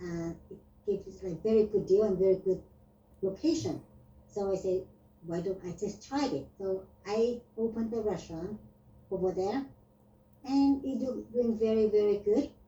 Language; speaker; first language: English; non-native, learner; Vietnamese